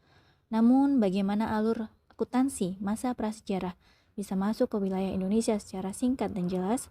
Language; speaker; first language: Indonesian; native; Indonesian